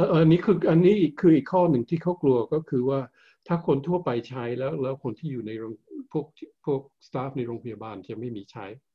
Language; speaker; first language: Thai; early bilingual, heritage; Thai